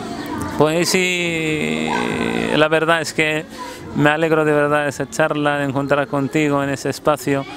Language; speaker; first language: Spanish; non-native, fluent; Arabic